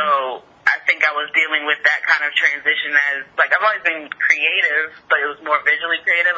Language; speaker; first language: English; native; English